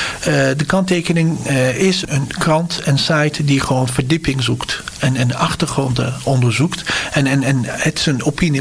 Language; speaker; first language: Dutch; non-native, fluent; Turkish